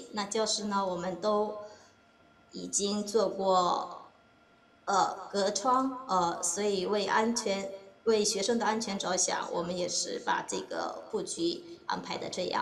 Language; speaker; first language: Chinese; non-native, fluent; Korean